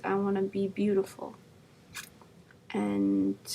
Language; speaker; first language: English; native; English